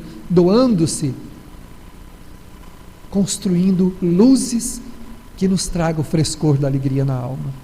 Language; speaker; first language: Portuguese; native; Portuguese